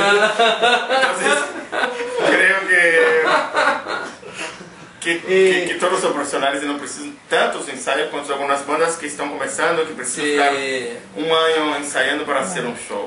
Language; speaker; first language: Spanish; non-native, learner; Portuguese